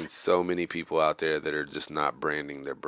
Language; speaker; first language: English; native; English